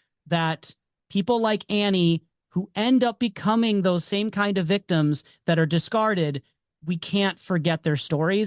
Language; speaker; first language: English; native; English